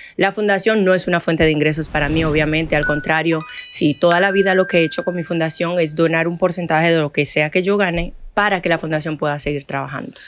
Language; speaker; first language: Spanish; non-native, fluent; Haitian Creole